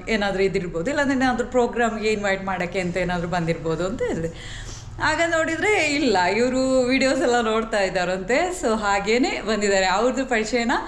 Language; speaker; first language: Kannada; non-native, local second language; Kodava